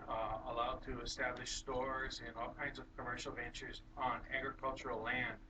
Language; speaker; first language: English; native; English